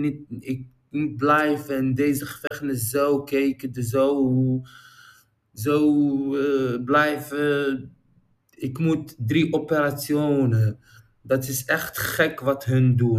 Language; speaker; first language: Dutch; non-native, learner; Arabic